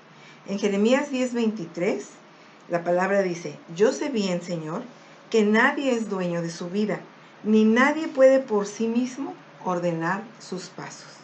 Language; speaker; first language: Spanish; native; Spanish